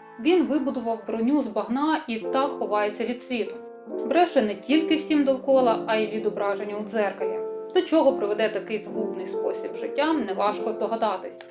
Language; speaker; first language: Ukrainian; native; Ukrainian